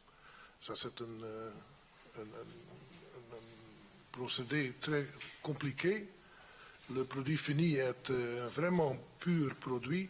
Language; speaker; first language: French; non-native, fluent; Dutch